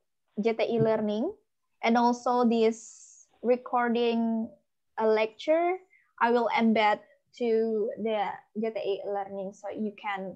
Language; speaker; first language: English; non-native, learner; Indonesian